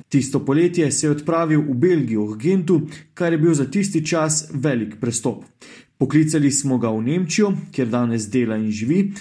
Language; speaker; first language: Slovenian; native; Slovenian